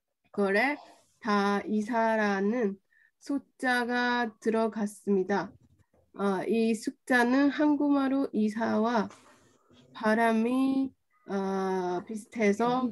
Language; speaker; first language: Korean; non-native, learner; Burmese